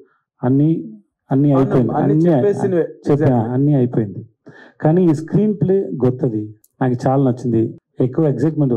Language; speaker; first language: Telugu; native; Telugu